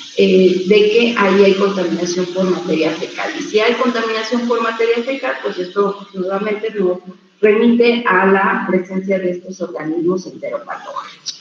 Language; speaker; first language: Spanish; native; Spanish